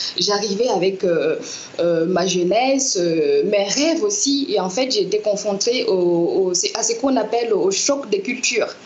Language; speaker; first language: French; non-native, local second language; Mossi